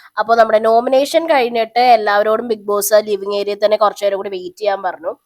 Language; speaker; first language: Malayalam; native; Malayalam